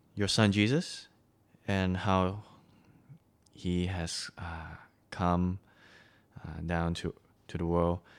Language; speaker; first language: English; non-native, local second language; Chinese